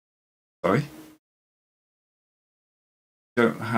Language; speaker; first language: English; native; English